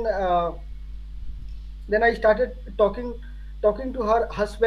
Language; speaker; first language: English; non-native, learner; Hindi